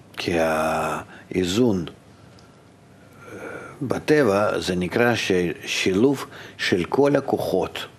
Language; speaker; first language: Hebrew; non-native, fluent; Russian